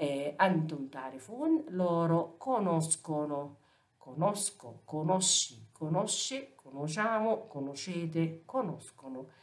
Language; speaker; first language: Italian; non-native, fluent; Arabic